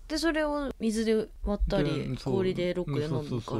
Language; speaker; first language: Japanese; native; Japanese